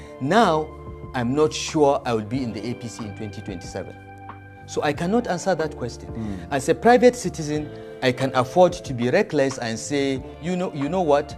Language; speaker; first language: English; non-native, local second language; Hausa